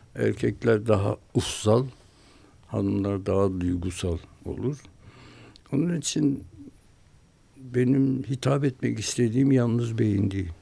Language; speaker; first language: Turkish; native; Turkish